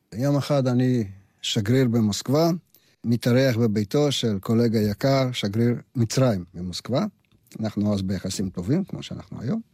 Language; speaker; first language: Hebrew; non-native, fluent; Russian